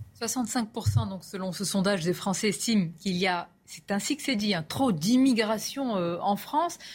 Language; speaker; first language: French; native; French